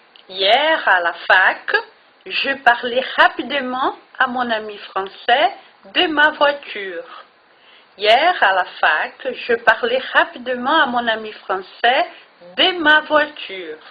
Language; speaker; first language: French; non-native, fluent; Portuguese